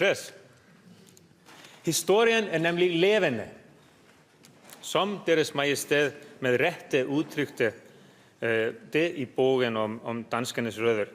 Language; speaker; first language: Danish; non-native, fluent; Icelandic